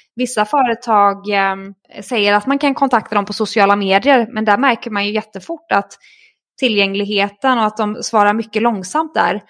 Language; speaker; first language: Swedish; native; Swedish